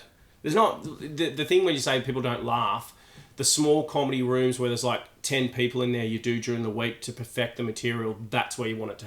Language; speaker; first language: English; native; English